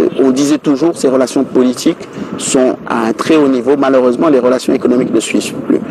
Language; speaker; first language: French; non-native, local second language; Wolof